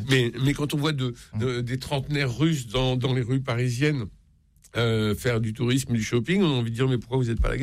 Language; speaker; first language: French; native; French